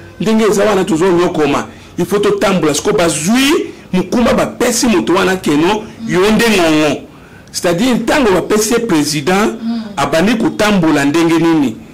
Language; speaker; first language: Lingala; non-native, local second language; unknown